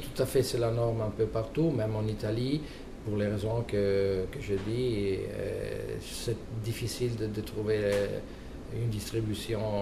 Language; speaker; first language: French; non-native, fluent; Italian